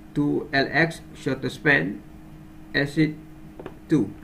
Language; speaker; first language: English; non-native, local second language; Malay